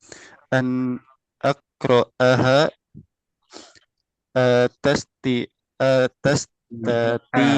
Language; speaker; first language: Arabic; non-native, learner; Indonesian